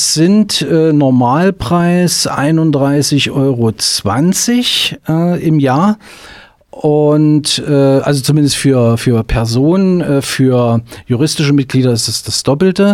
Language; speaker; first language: German; native; German